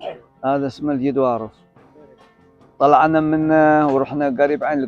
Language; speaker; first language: Arabic; native; Arabic